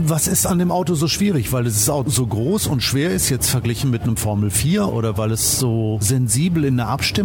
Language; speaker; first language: German; native; German